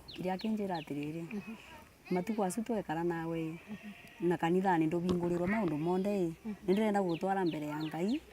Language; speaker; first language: Kikuyu; native; Kikuyu